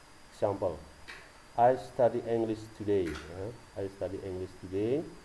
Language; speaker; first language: English; non-native, learner; Indonesian